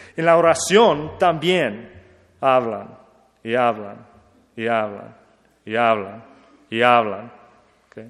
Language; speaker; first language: Spanish; non-native, learner; English